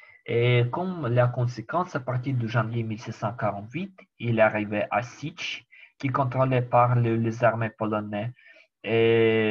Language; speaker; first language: French; non-native, learner; Ukrainian